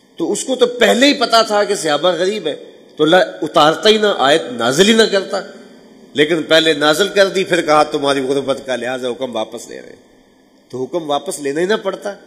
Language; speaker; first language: Urdu; non-native, local second language; Punjabi